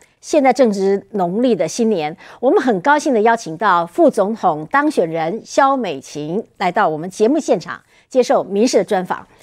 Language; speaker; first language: Chinese; native; Chinese